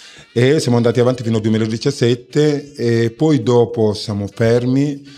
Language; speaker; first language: Italian; non-native, fluent; Wolof